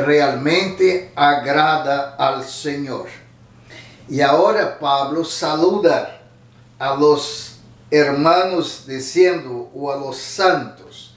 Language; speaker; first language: Spanish; non-native, fluent; Portuguese